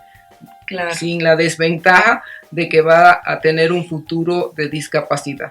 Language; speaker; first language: Spanish; native; Spanish